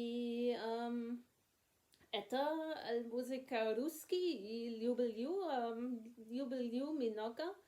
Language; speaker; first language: Russian; non-native, learner; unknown